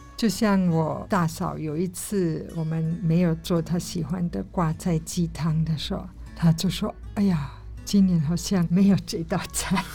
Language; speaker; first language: Chinese; non-native, fluent; German